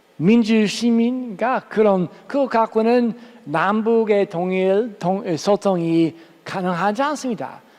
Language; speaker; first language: Korean; non-native, fluent; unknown